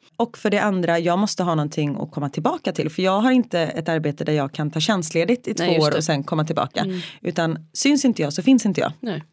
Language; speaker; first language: Swedish; native; Swedish